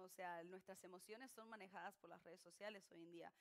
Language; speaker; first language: Spanish; native; Spanish